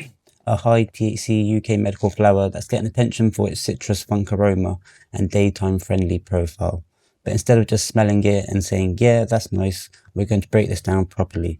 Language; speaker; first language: English; native; English